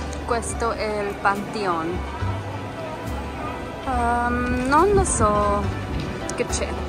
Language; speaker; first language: Italian; non-native, learner; English